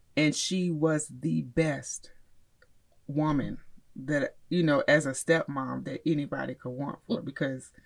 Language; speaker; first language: English; native; English